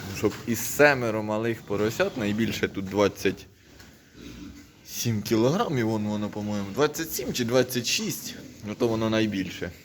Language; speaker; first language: Ukrainian; native; Ukrainian